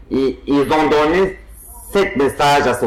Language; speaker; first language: French; non-native, fluent; Turkish